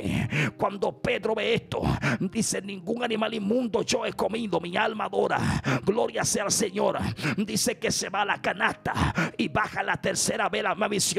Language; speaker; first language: Spanish; native; Spanish